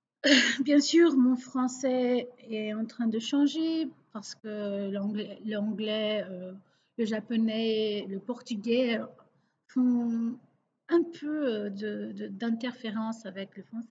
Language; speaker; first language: French; non-native, local second language; Portuguese